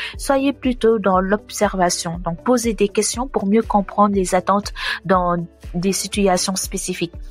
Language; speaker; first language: French; non-native, local second language; Wolof